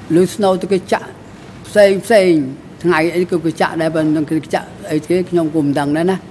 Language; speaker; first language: Khmer; native; Khmer